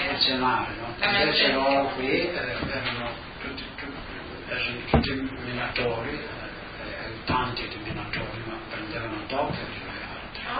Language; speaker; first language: Italian; non-native, local second language; Slovenian